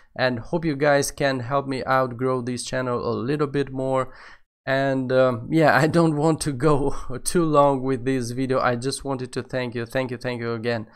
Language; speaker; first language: English; non-native, fluent; Albanian